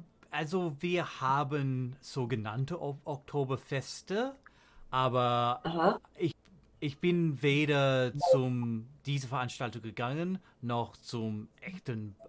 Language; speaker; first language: German; non-native, learner; English